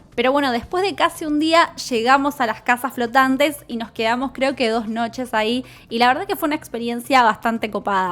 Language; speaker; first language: Spanish; native; Spanish